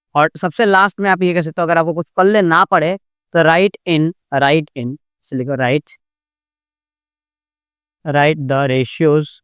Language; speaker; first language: Hindi; non-native, local second language; Gujarati